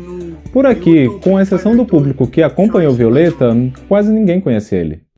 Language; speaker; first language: Portuguese; native; Portuguese